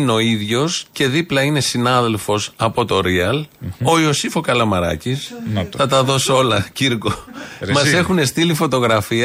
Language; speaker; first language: Greek; native; Greek